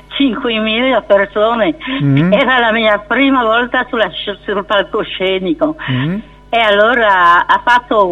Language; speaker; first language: Italian; non-native, fluent; French